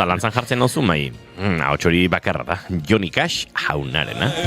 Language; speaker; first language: Basque; native; Basque